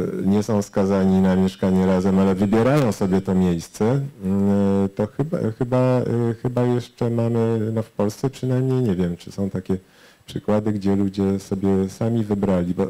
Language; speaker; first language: Polish; native; Polish